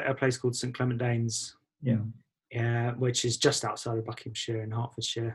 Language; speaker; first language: English; native; English